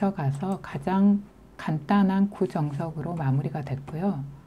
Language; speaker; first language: Korean; native; Korean